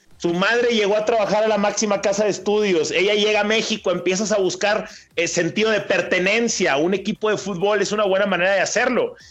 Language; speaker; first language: Spanish; native; Spanish